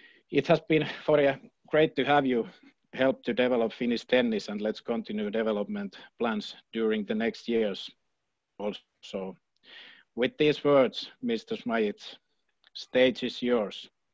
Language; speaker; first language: English; non-native, fluent; Finnish